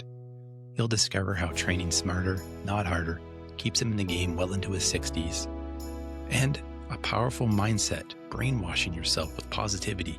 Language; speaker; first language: English; native; English